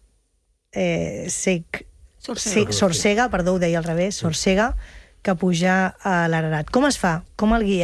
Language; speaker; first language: Catalan; native; Catalan